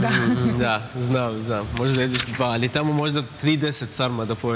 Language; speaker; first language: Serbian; non-native, learner; Arabic